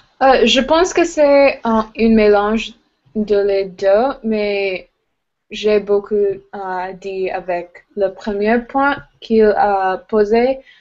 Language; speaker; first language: French; non-native, learner; English